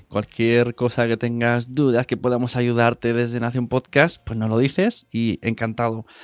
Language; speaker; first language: Spanish; native; Spanish